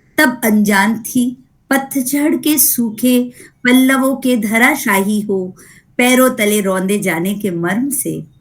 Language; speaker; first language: Hindi; native; Hindi